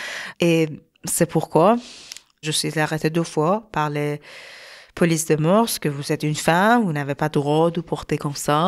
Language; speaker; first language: French; non-native, learner; Persian